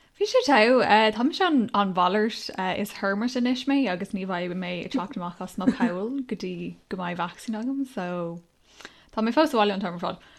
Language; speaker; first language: Irish; non-native, local second language; English